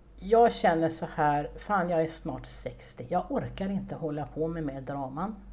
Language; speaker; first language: Swedish; native; Swedish